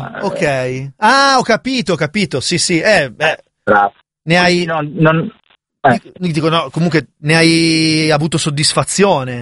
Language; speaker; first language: Italian; native; Italian